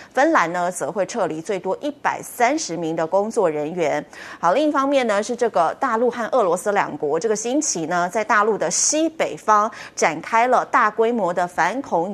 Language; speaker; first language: Chinese; native; Chinese